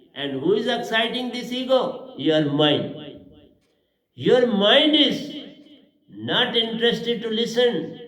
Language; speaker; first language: English; non-native, local second language; Hindi